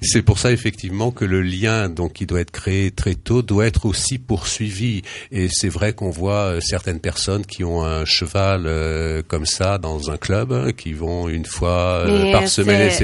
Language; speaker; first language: French; native; French